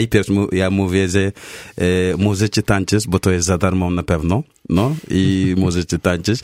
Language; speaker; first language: Polish; non-native, learner; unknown